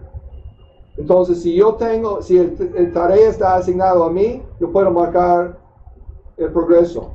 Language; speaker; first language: Spanish; non-native, fluent; English